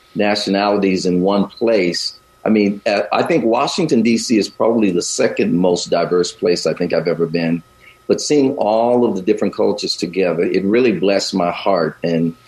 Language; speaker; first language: English; native; English